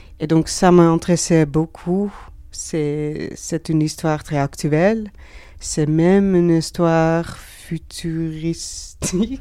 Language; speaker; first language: French; non-native, learner; Dutch